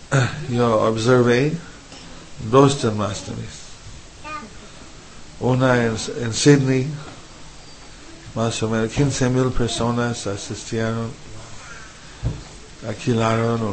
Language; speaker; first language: Spanish; non-native, fluent; English